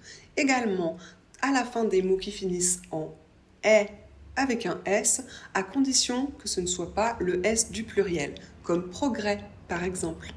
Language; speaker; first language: French; native; French